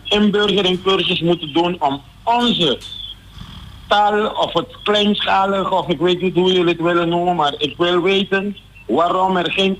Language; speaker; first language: Dutch; non-native, local second language; Papiamento